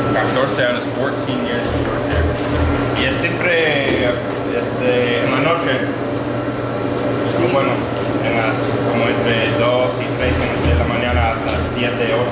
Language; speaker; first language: Spanish; non-native, learner; English